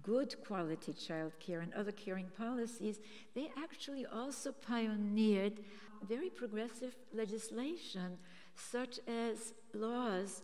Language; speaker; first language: English; early bilingual, other home language; German